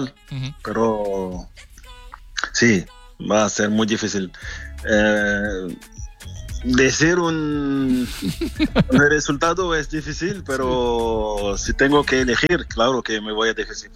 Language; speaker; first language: Spanish; non-native, fluent; French